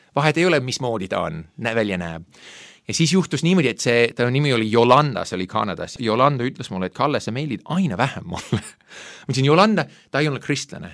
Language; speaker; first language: Estonian; non-native, fluent; English